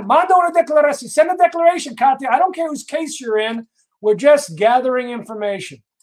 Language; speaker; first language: English; native; English